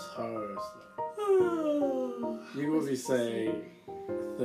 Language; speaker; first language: English; native; English